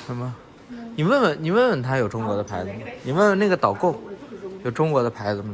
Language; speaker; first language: Chinese; native; Chinese